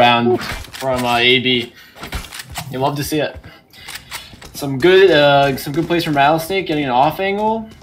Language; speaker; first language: English; native; English